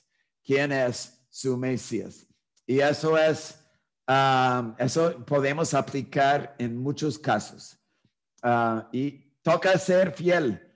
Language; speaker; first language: Spanish; non-native, fluent; English